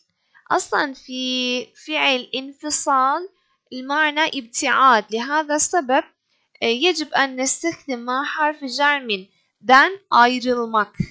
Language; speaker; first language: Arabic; non-native, fluent; Turkish